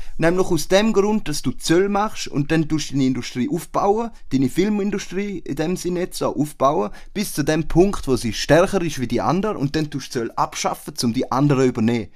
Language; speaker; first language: German; native; German